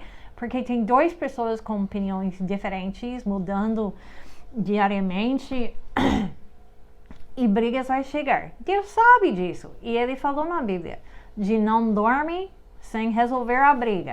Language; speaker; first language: Portuguese; non-native, fluent; English